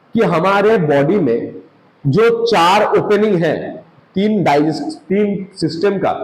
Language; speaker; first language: Hindi; non-native, local second language; Bangla